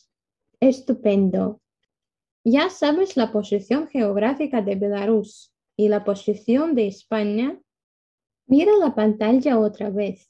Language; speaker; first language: Spanish; non-native, fluent; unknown